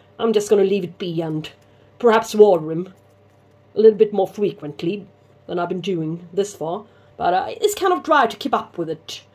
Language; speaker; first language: English; non-native, fluent; Swedish